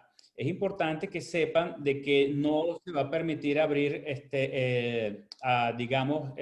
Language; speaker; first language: Spanish; native; Spanish